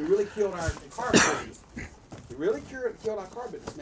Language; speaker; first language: English; native; English